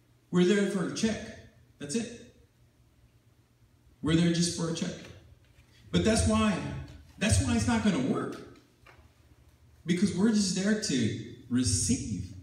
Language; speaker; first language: English; early bilingual, other home language; Spanish